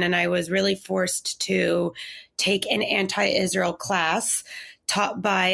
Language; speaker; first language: English; native; English